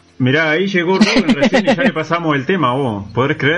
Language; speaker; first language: Spanish; native; Spanish